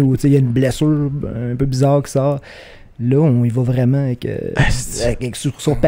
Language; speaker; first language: French; native; French